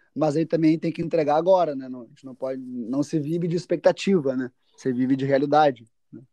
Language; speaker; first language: Portuguese; native; Portuguese